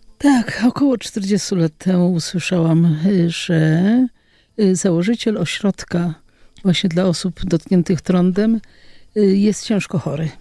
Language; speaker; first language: Polish; native; Polish